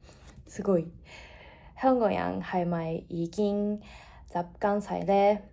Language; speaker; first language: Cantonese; non-native, fluent; Japanese